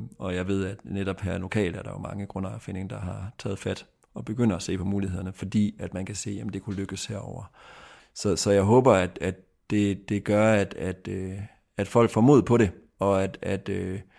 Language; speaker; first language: Danish; native; Danish